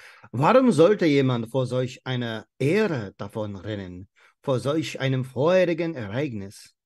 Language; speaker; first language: German; non-native, learner; English